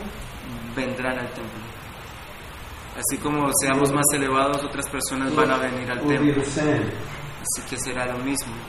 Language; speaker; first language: Spanish; native; Spanish